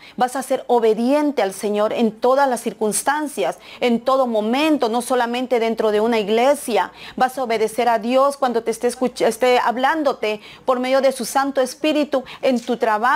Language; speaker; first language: Spanish; native; Spanish